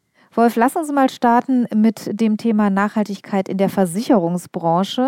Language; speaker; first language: German; native; German